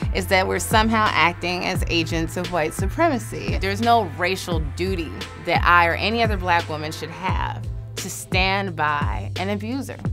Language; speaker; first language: English; native; English